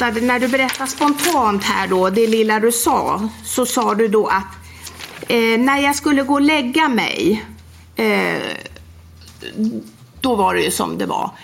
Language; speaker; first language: Swedish; native; Swedish